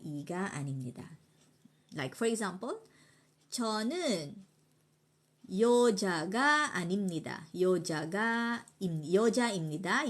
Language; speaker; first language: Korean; non-native, fluent; Filipino